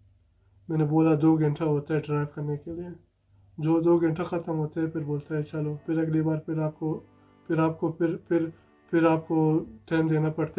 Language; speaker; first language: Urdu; non-native, fluent; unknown